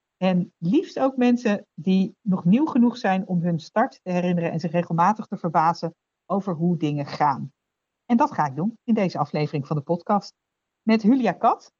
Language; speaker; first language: Dutch; native; Dutch